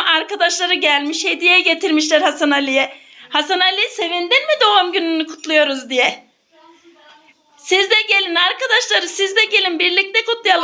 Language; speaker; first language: Turkish; native; Turkish